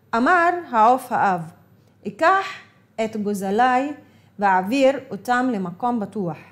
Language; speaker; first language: Hebrew; non-native, local second language; Arabic